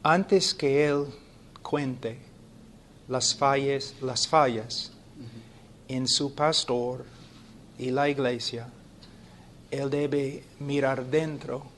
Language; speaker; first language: Spanish; non-native, fluent; English